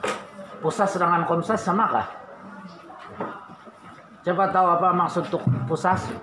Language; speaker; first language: Malay; native; Malay